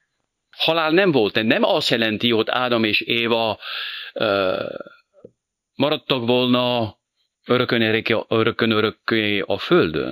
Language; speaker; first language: Hungarian; non-native, fluent; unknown